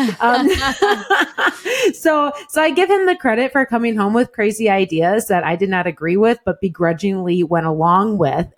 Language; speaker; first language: English; native; English